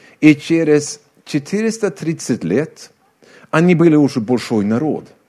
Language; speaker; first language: Russian; non-native, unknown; Swedish